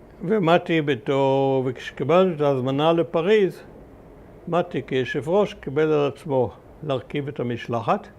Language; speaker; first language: Hebrew; early bilingual, other home language; German